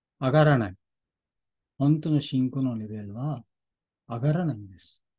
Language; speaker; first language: Japanese; non-native, fluent; Bangla